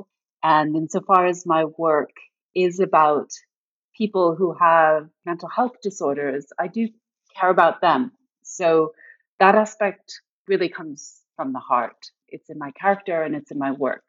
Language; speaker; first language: English; native; English